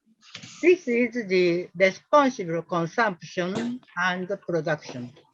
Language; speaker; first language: English; non-native, learner; Japanese